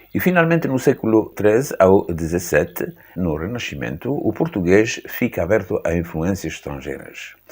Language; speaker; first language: Portuguese; native; Portuguese